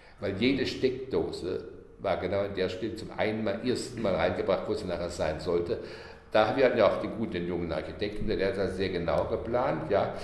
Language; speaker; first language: German; native; German